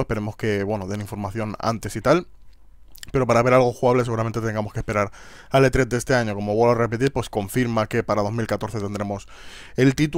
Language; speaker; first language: Spanish; native; Spanish